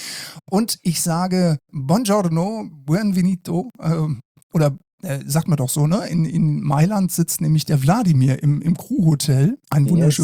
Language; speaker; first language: German; native; German